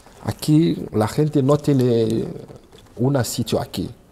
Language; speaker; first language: Spanish; non-native, learner; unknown